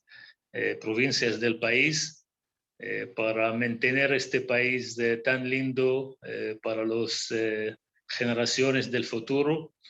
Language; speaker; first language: Spanish; non-native, fluent; Hebrew